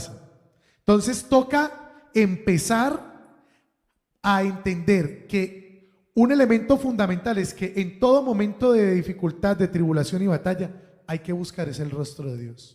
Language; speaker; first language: Spanish; native; Spanish